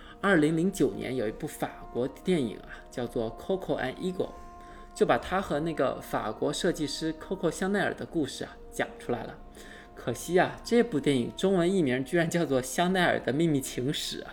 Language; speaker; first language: Chinese; native; Chinese